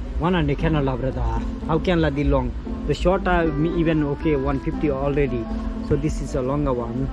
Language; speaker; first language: English; non-native, learner; Thai